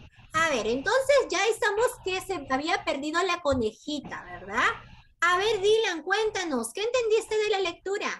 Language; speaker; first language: Spanish; native; Spanish